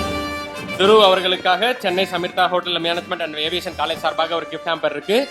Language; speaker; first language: Tamil; native; Tamil